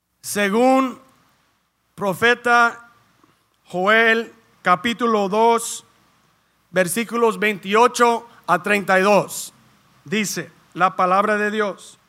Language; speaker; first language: Spanish; early bilingual, heritage; Spanish